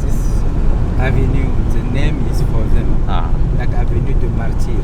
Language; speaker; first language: English; non-native, fluent; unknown